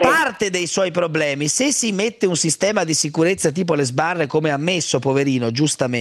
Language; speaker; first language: Italian; native; Italian